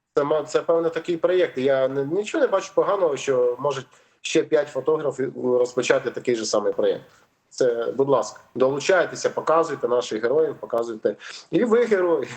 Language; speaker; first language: Ukrainian; native; Ukrainian